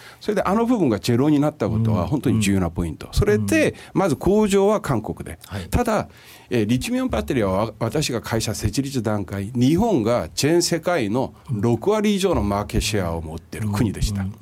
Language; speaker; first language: Japanese; non-native, fluent; Korean